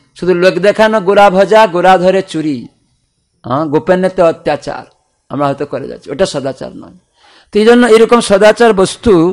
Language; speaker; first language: Bangla; non-native, fluent; Odia